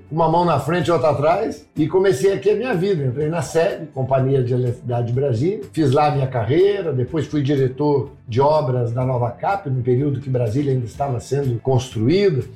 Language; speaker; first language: Portuguese; native; Portuguese